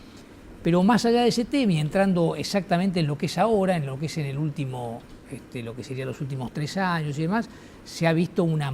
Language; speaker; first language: Spanish; native; Spanish